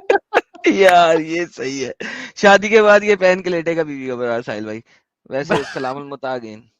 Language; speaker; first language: Hindi; native; Hindi